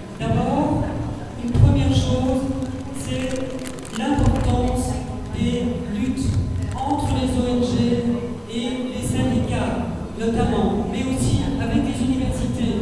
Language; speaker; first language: French; native; French